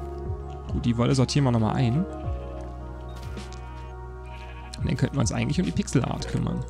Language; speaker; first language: German; native; German